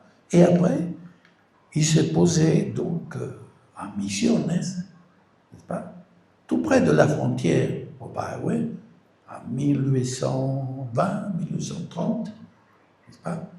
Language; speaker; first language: French; non-native, fluent; Spanish